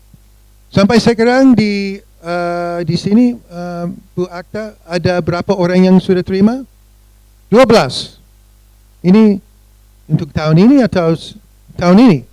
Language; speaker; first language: Indonesian; non-native, fluent; English